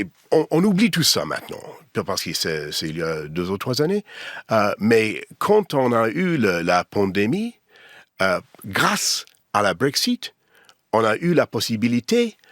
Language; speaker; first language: French; non-native, learner; English